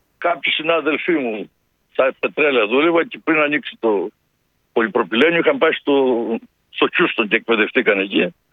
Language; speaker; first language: Greek; native; Greek